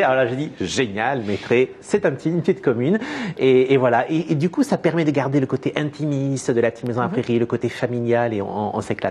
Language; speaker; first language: French; native; French